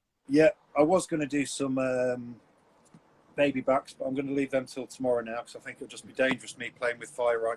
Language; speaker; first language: English; native; English